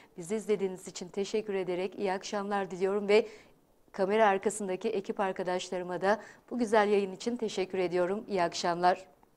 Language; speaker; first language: Turkish; native; Turkish